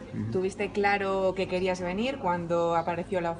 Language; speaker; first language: Spanish; native; Spanish